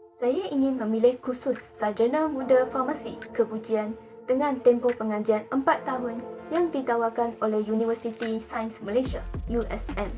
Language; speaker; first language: Malay; non-native, local second language; Chinese